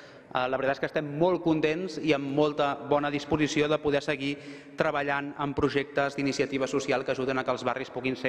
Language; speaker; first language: Catalan; native; Catalan